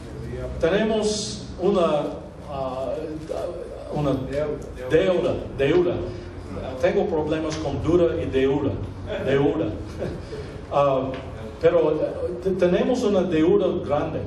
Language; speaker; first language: Spanish; non-native, fluent; English